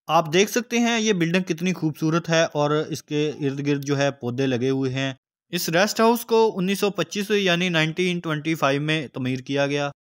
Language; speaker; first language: Urdu; non-native, local second language; Punjabi